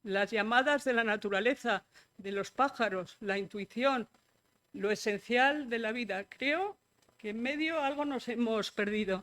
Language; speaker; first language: Spanish; native; Spanish